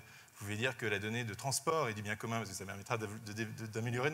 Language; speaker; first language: French; native; French